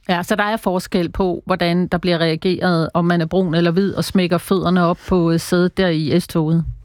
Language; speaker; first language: Danish; native; Danish